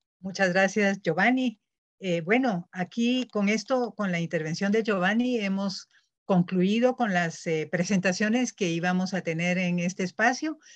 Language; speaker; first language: Spanish; native; Spanish